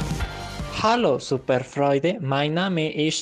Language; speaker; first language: German; non-native, learner; Spanish